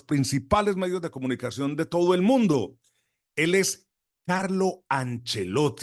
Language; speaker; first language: Spanish; native; Spanish